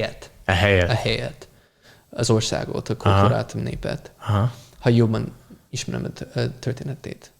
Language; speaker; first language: Hungarian; non-native, fluent; English